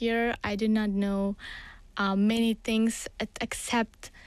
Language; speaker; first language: English; non-native, fluent; Uzbek